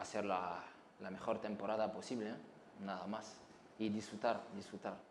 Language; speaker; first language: Spanish; non-native, learner; Arabic